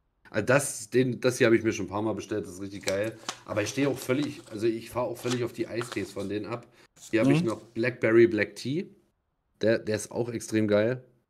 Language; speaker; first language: German; native; German